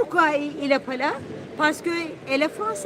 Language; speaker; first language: French; non-native, learner; Turkish